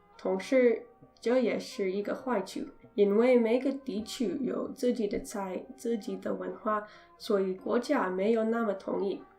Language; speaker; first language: Chinese; non-native, learner; English